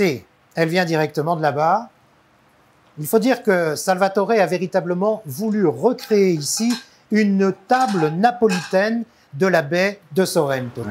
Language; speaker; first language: French; native; French